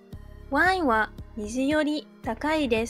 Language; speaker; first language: Japanese; non-native, fluent; French